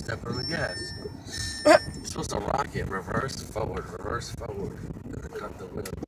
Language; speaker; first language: English; native; English